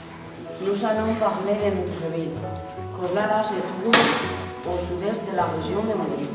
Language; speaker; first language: French; non-native, learner; Spanish